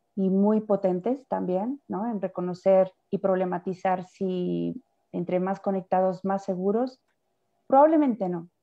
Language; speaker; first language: Spanish; native; Spanish